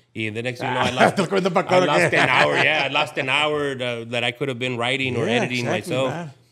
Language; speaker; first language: English; native; English